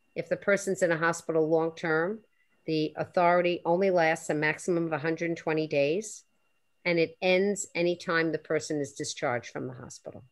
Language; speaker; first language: English; native; English